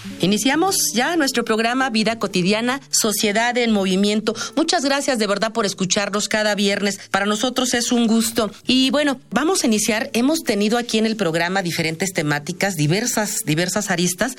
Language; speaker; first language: Spanish; native; Spanish